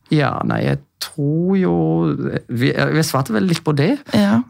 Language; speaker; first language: Norwegian; non-native, fluent; German